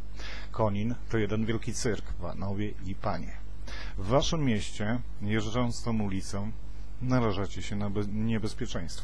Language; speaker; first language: Polish; native; Polish